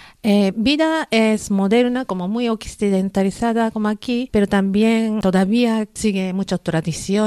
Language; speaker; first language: Spanish; non-native, learner; Japanese